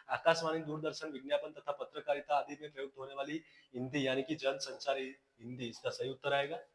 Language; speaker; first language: Hindi; non-native, local second language; Gujarati